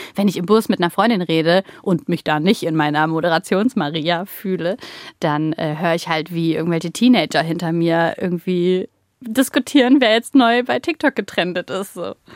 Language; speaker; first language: German; early bilingual, other home language; Bulgarian